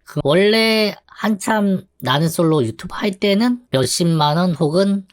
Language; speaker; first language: Korean; native; Korean